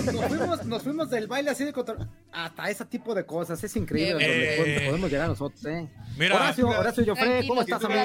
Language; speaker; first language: Spanish; native; Spanish